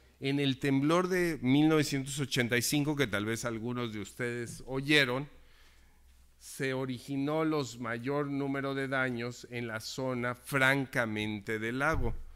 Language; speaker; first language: Spanish; native; Spanish